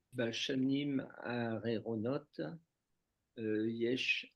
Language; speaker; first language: Hebrew; non-native, learner; French